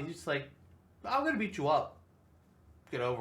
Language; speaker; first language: English; native; English